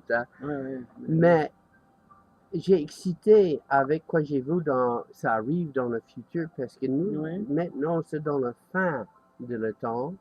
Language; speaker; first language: French; non-native, learner; English